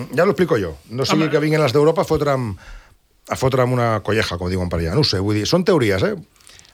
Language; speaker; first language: Catalan; non-native, local second language; Spanish